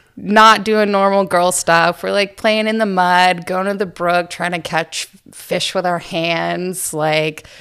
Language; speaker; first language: English; native; English